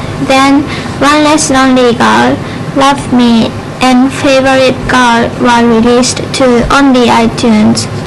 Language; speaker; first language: English; non-native, fluent; Japanese